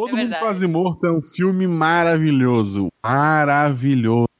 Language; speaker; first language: Portuguese; native; Portuguese